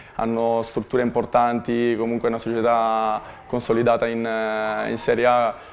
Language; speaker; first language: Italian; native; Italian